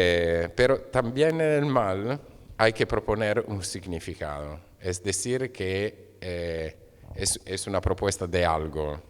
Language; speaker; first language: Spanish; non-native, fluent; Italian